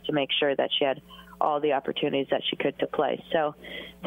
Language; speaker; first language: English; native; English